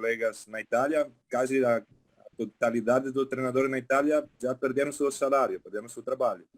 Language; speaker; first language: Portuguese; non-native, fluent; Italian